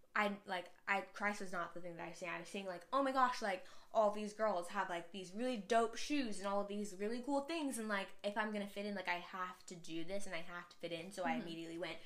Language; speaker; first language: English; native; English